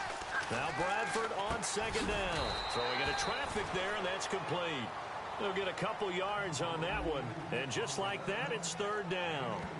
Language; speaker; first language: English; native; English